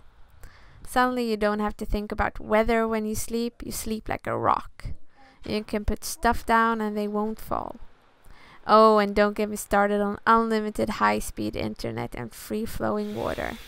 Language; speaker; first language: English; non-native, fluent; Swedish